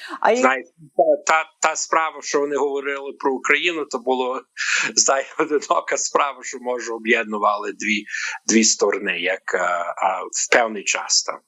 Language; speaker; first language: Ukrainian; early bilingual, heritage; Ukrainian